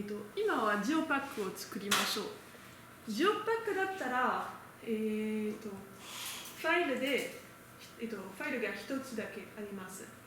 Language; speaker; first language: Japanese; non-native, learner; French